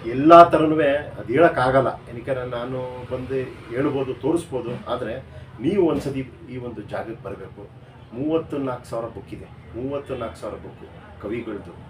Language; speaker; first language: Kannada; native; Kannada